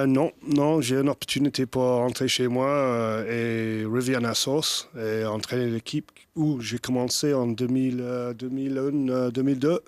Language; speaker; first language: French; non-native, fluent; English